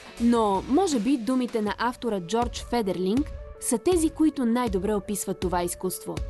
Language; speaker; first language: Bulgarian; native; Bulgarian